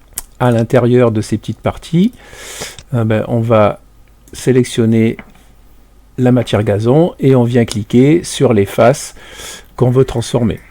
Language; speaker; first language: French; native; French